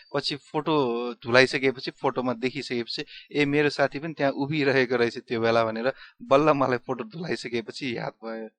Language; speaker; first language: Nepali; non-native, local second language; Newari